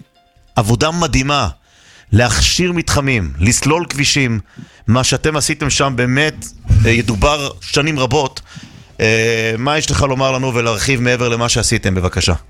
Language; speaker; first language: Hebrew; native; Hebrew